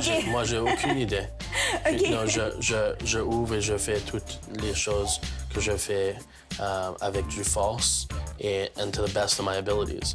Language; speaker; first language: French; non-native, local second language; English